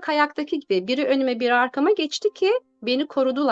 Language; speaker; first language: Turkish; native; Turkish